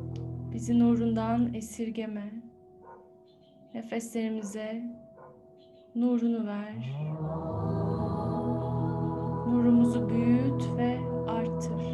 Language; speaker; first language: Turkish; native; Turkish